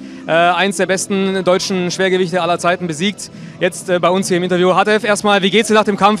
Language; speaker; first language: German; native; German